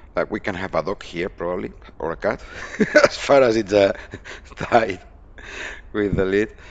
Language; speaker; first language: English; non-native, fluent; Spanish